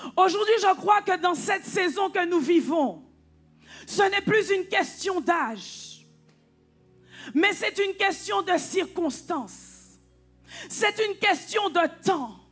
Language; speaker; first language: French; native; French